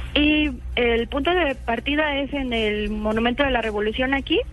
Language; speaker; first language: Spanish; native; Spanish